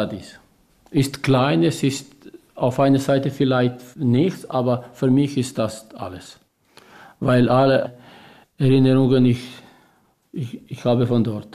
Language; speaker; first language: German; non-native, learner; Albanian